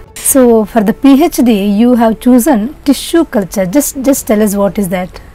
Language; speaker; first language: English; non-native, local second language; Kannada